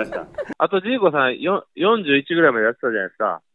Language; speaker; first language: Japanese; native; Japanese